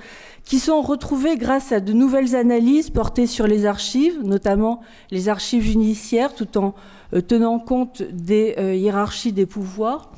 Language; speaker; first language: French; native; French